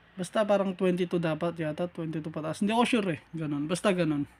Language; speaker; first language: Filipino; native; Filipino